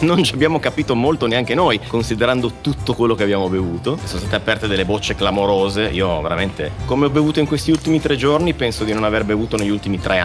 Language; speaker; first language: Italian; native; Italian